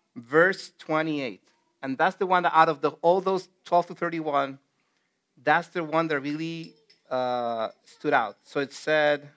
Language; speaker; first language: English; non-native, fluent; Spanish